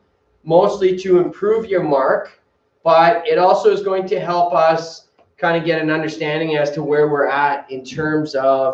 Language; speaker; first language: English; native; English